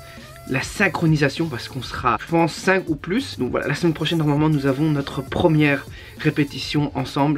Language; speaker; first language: French; native; French